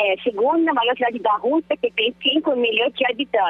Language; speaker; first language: Portuguese; non-native, fluent; Russian